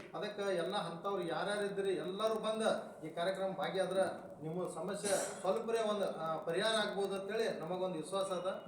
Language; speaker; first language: Kannada; non-native, local second language; Lambadi